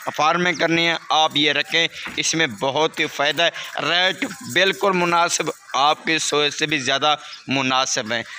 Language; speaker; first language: Urdu; non-native, local second language; Saraiki